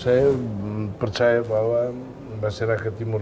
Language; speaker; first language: Indonesian; non-native, fluent; Tetum